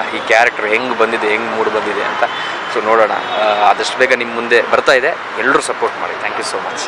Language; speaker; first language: Kannada; native; Kannada